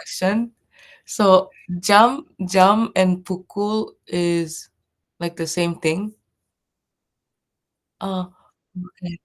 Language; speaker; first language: English; non-native, fluent; Japanese